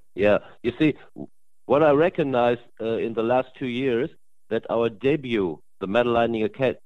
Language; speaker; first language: English; non-native, learner; German